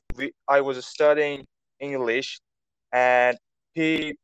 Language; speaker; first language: English; non-native, fluent; Persian